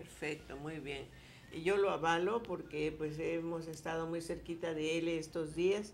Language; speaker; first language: Spanish; native; Spanish